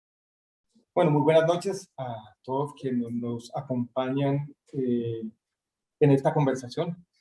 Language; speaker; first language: Spanish; native; Spanish